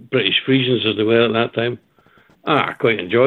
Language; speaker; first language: English; native; English